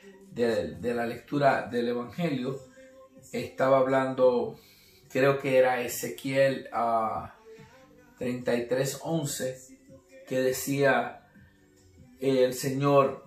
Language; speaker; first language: Spanish; native; Spanish